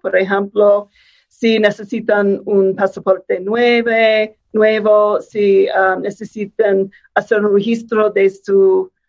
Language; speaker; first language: Spanish; non-native, fluent; English